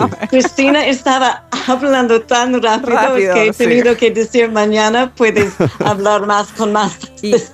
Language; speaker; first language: Spanish; non-native, fluent; English